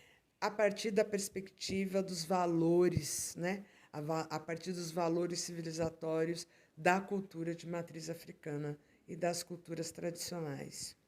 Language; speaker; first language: Portuguese; native; Portuguese